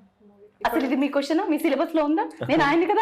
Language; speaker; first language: Telugu; native; Telugu